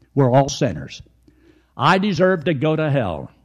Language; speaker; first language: English; native; English